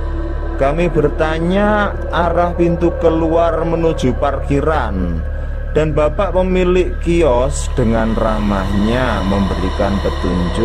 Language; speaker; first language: Indonesian; native; Indonesian